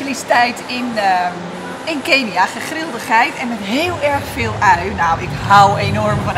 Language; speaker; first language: Dutch; native; Dutch